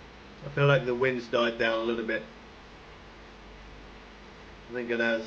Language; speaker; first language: English; native; English